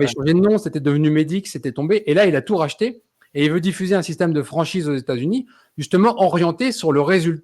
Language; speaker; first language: French; native; French